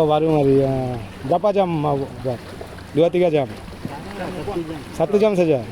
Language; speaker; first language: Indonesian; non-native, learner; Bangla